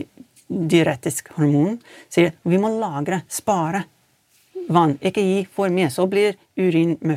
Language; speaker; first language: Norwegian; non-native, fluent; English